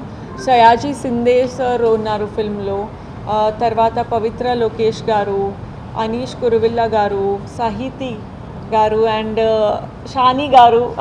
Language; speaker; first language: Telugu; non-native, local second language; Tamil